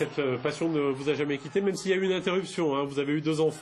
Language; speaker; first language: French; native; French